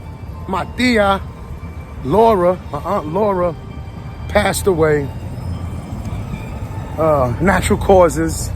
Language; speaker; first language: English; native; English